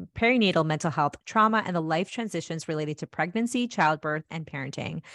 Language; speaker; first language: English; early bilingual, other home language; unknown